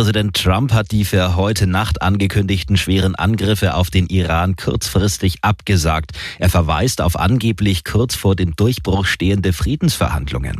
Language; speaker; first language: German; native; German